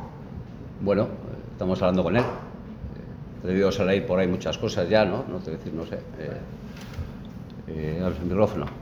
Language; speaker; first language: Spanish; native; Spanish